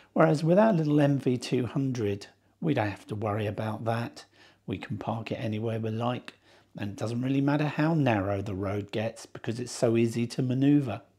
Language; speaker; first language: English; native; English